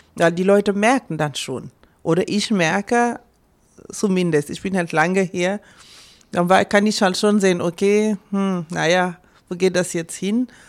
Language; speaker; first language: German; non-native, fluent; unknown